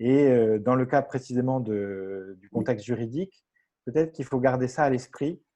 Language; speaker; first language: French; native; French